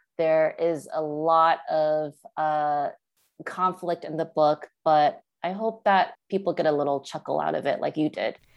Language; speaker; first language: English; early bilingual, other home language; Chinese